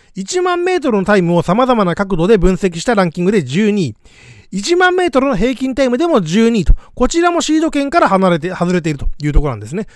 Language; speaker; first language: Japanese; native; Japanese